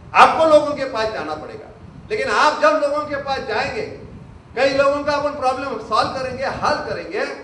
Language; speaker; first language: Hindi; non-native, local second language; Marathi